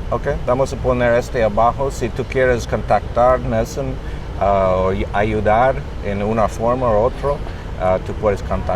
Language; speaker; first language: Spanish; non-native, learner; English